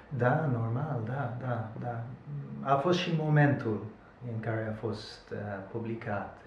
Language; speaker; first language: Romanian; non-native, fluent; English